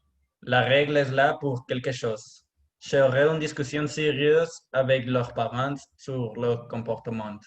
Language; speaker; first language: French; non-native, learner; Spanish